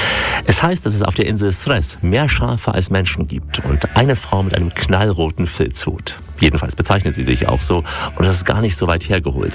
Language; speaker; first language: German; native; German